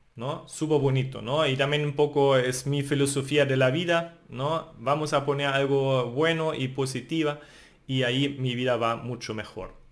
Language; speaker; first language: Spanish; non-native, fluent; German